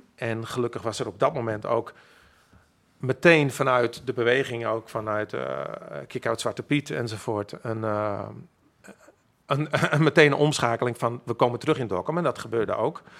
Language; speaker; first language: Dutch; non-native, local second language; Western Frisian